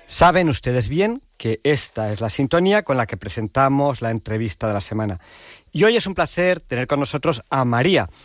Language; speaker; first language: Spanish; native; Spanish